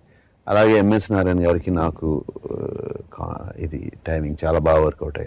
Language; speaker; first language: Telugu; native; Telugu